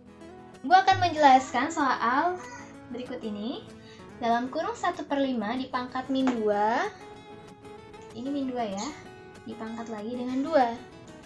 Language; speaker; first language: Indonesian; native; Indonesian